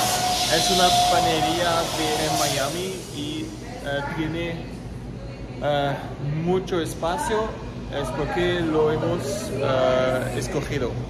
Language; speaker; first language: Spanish; non-native, learner; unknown